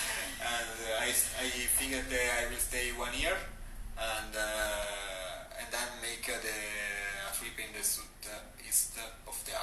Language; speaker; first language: English; non-native, learner; Italian